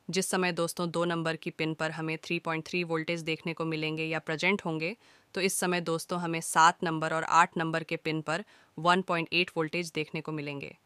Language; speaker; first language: Hindi; native; Hindi